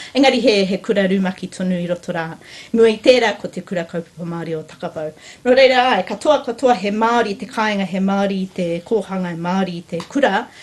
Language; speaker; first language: Māori; native; Māori